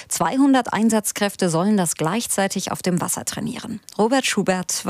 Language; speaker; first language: German; native; German